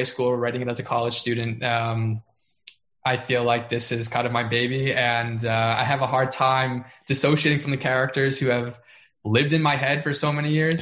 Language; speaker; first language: English; native; English